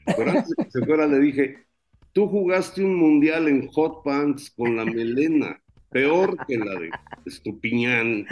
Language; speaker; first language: Spanish; early bilingual, heritage; Spanish